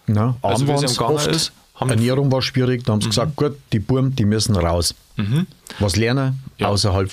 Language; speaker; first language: German; native; German